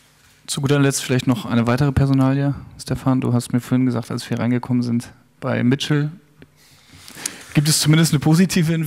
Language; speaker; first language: German; native; German